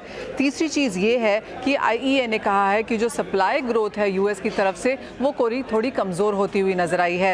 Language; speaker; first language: Hindi; native; Hindi